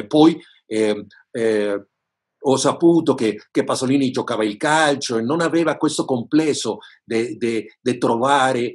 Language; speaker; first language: Italian; non-native, fluent; Spanish